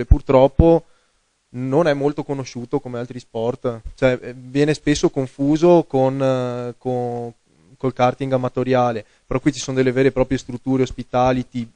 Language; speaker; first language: Italian; native; Italian